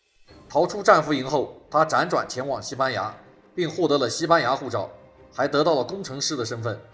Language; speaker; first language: Chinese; native; Chinese